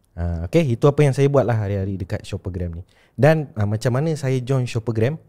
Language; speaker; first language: Malay; native; Malay